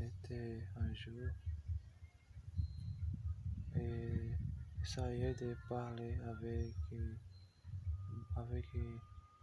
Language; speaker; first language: French; non-native, learner; Portuguese